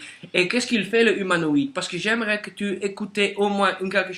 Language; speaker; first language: French; non-native, local second language; Dutch